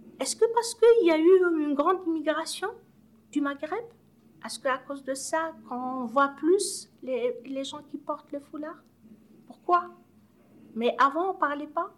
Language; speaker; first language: French; non-native, local second language; Arabic